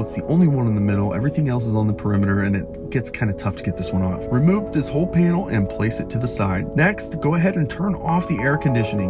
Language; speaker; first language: English; native; English